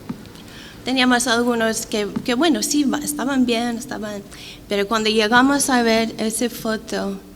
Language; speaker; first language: Spanish; non-native, fluent; English